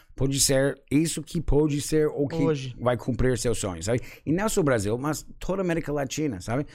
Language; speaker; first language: Portuguese; non-native, fluent; English